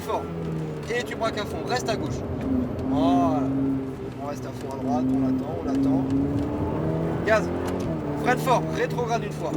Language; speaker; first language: French; native; French